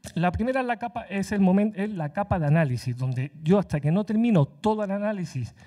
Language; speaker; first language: Spanish; native; Spanish